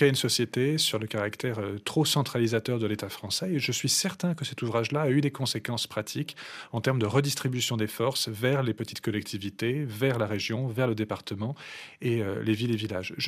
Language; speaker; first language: French; native; French